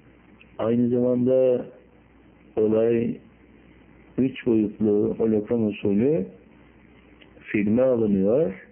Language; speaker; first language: Turkish; native; Turkish